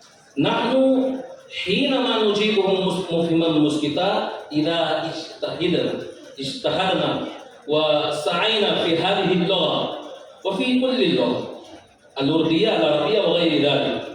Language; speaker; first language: Arabic; non-native, fluent; Urdu